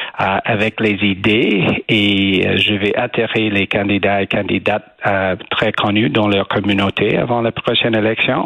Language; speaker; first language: French; non-native, learner; English